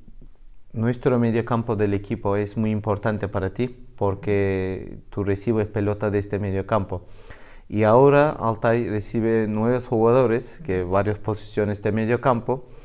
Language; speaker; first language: Spanish; non-native, learner; Turkish